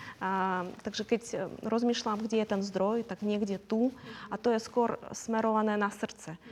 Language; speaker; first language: Slovak; non-native, fluent; Ukrainian